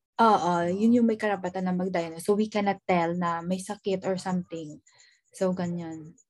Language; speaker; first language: Filipino; non-native, local second language; Hiligaynon